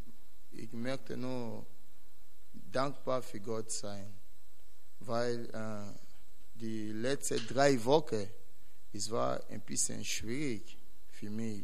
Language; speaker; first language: German; non-native, learner; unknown